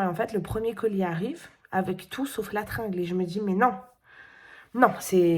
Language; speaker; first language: French; native; French